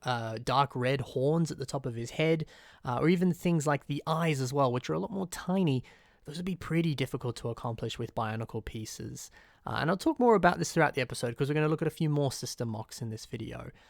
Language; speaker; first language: English; native; English